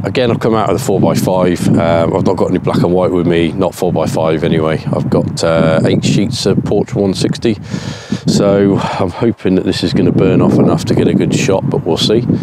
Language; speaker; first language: English; native; English